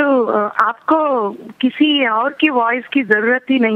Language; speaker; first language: Hindi; non-native, local second language; Telugu